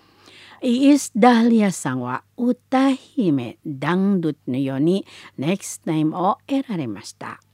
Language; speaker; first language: Japanese; non-native, fluent; Indonesian